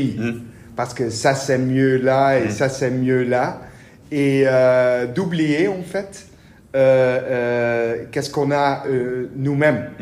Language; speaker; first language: French; non-native, learner; Dutch